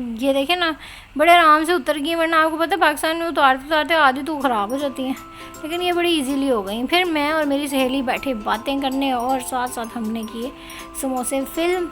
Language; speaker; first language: Urdu; native; Urdu